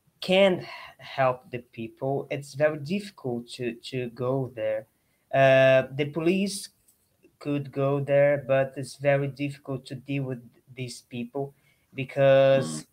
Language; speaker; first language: English; non-native, learner; Portuguese